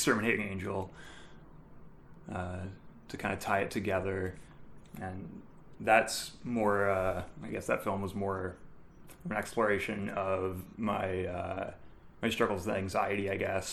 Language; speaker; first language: English; native; English